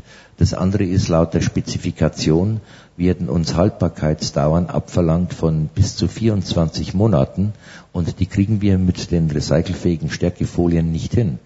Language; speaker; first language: German; native; German